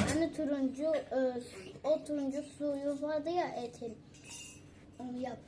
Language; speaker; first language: Turkish; early bilingual, other home language; Persian